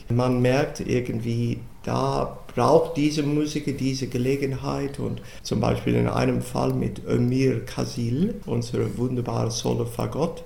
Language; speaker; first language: German; non-native, fluent; English